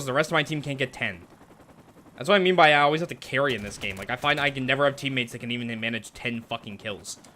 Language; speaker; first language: English; native; English